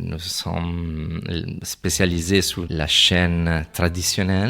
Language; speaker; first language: French; non-native, fluent; Italian